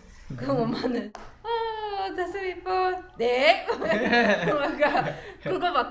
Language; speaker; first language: Korean; non-native, learner; German